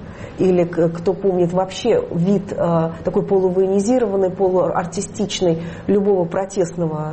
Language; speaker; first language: Russian; native; Russian